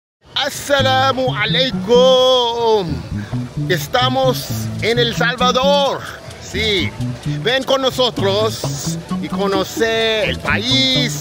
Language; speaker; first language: Spanish; non-native, learner; English